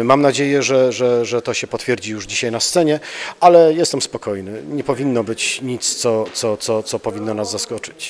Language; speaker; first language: Polish; native; Polish